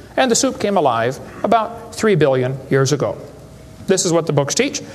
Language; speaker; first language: English; native; English